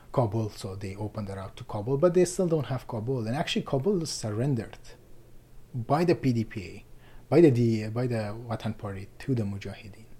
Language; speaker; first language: English; non-native, fluent; Persian